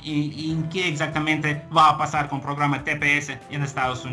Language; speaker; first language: Spanish; non-native, fluent; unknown